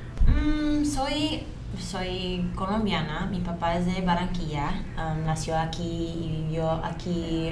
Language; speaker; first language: Spanish; early bilingual, heritage; Spanish